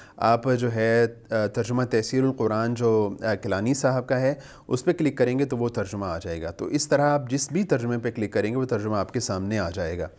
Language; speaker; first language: Urdu; native; Urdu